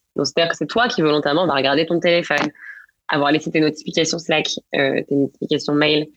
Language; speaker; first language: French; native; French